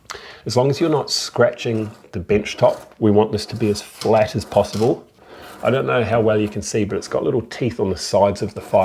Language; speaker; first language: English; native; English